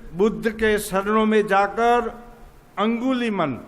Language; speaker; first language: Hindi; non-native, local second language; Gujarati